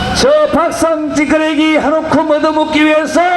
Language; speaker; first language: Korean; native; Korean